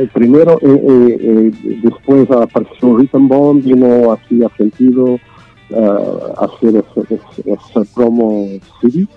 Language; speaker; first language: Spanish; non-native, learner; Portuguese